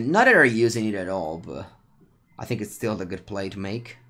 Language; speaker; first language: English; non-native, fluent; Italian